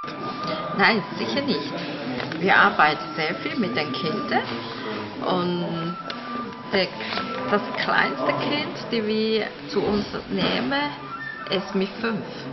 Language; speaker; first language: German; non-native, fluent; Chinese